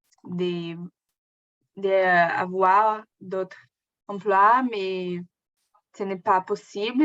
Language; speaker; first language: French; non-native, learner; Portuguese